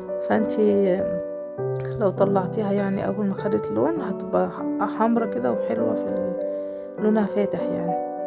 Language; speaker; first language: Arabic; native; Arabic